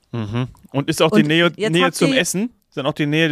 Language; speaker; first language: German; native; German